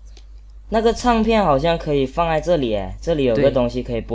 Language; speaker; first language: Chinese; native; Chinese